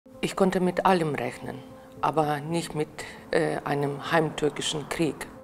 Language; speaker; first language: German; non-native, fluent; Ukrainian